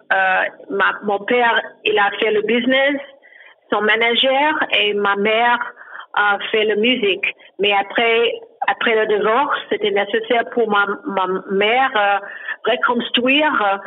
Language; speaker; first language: French; non-native, learner; English